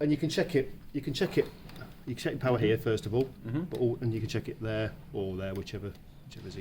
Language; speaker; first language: English; native; English